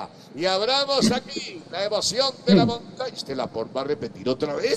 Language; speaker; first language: Spanish; native; Spanish